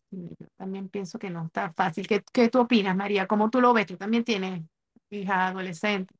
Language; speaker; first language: Spanish; native; Spanish